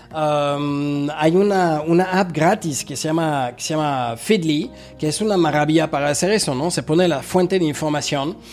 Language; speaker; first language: Spanish; non-native, fluent; French